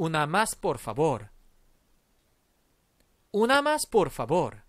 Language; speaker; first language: Spanish; non-native, fluent; Korean